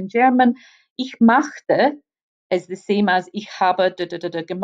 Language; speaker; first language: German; non-native, fluent; English